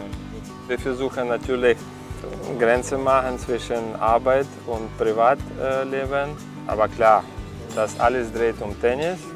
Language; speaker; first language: German; non-native, learner; Russian